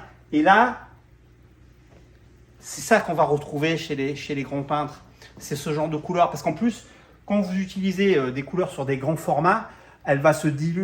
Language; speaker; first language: French; native; French